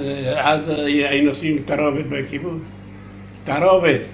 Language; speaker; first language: Hebrew; non-native, learner; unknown